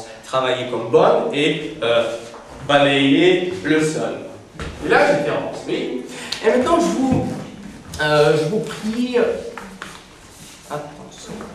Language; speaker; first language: French; non-native, fluent; Russian